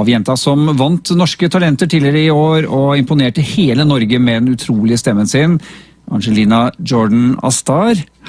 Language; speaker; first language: Norwegian; native; Norwegian